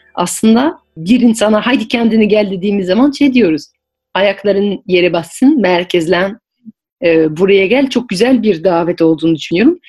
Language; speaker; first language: Turkish; non-native, fluent; French